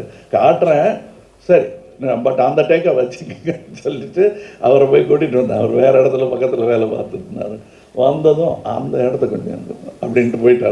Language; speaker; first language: Tamil; native; Tamil